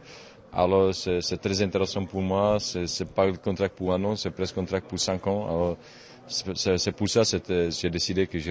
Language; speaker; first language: French; non-native, fluent; Czech